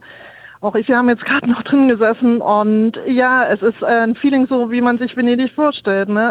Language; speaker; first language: German; native; German